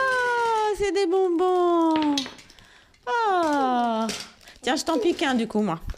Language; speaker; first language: French; native; French